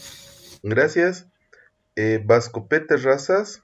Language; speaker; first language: Spanish; native; Spanish